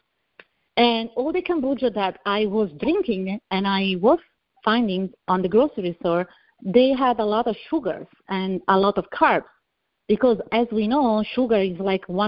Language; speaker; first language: English; non-native, fluent; Italian